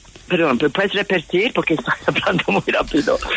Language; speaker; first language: Spanish; non-native, fluent; English